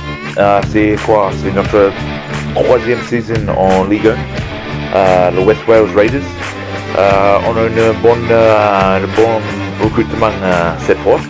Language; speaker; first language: French; non-native, learner; English